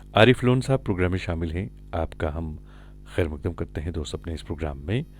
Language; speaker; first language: Hindi; non-native, local second language; Kashmiri